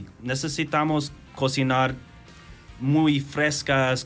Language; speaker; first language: Spanish; non-native, learner; English